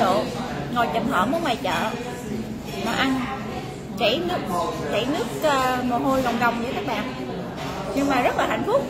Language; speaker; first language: Vietnamese; early bilingual, heritage; Vietnamese